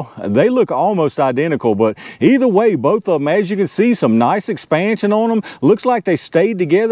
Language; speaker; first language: English; native; English